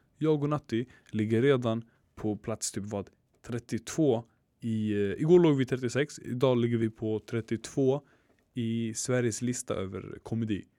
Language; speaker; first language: Swedish; early bilingual, other home language; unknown